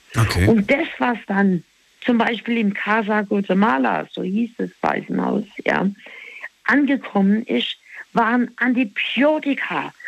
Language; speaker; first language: German; native; German